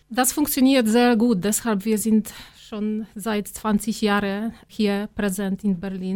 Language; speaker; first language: German; non-native, fluent; Polish